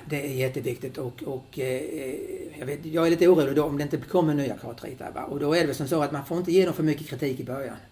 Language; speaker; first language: Swedish; native; Swedish